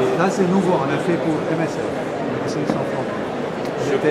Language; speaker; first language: French; non-native, fluent; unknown